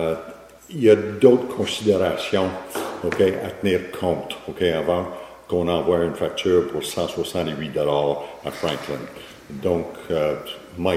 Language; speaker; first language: French; native; French